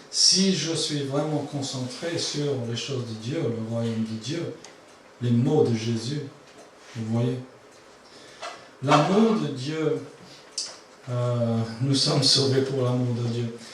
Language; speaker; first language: French; non-native, fluent; English